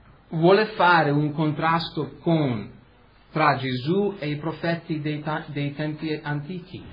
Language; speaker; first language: Italian; early bilingual, heritage; Italian